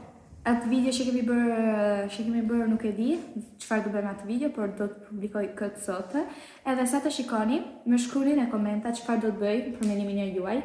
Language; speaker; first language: Albanian; early bilingual, heritage; Albanian